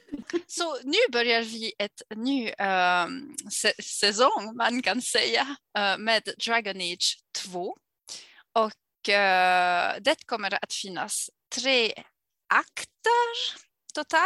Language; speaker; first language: Swedish; non-native, fluent; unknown